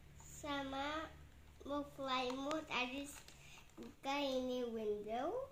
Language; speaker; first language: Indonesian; early bilingual, heritage; English